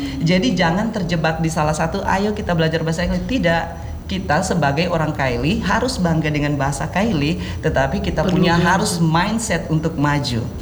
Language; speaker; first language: Indonesian; non-native, local second language; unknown